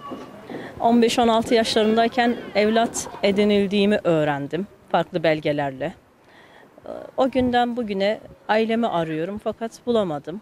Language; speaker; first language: Turkish; native; Turkish